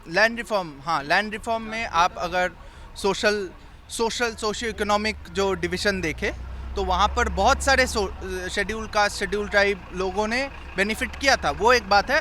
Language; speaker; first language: Hindi; non-native, local second language; Bangla